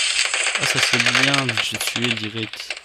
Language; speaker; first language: French; native; French